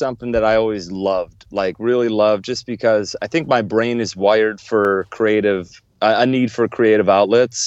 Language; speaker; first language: English; native; English